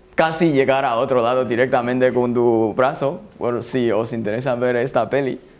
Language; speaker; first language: Spanish; non-native, fluent; Chinese